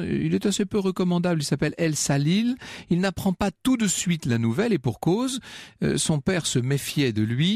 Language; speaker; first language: French; native; French